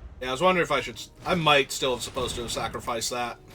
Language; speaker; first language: English; native; English